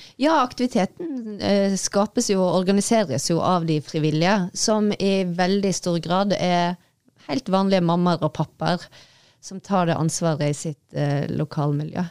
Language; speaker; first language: Norwegian; native; Norwegian